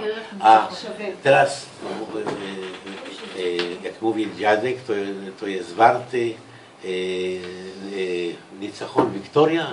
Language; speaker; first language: Polish; early bilingual, heritage; Hebrew